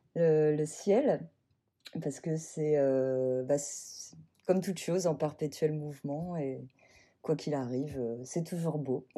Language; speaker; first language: French; native; French